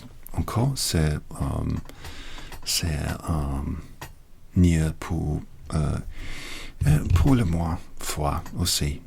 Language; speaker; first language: French; non-native, learner; English